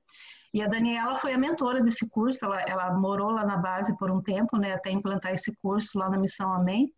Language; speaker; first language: Portuguese; native; Portuguese